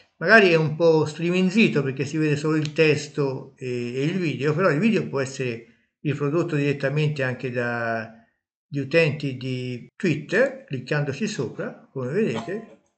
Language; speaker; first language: Italian; native; Italian